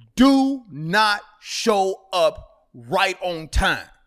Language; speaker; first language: English; native; English